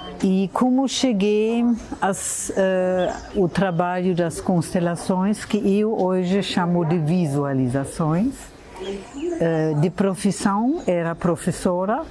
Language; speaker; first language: Portuguese; non-native, fluent; German